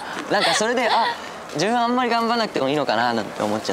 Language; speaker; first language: Japanese; native; Japanese